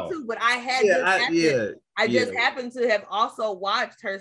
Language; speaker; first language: English; native; English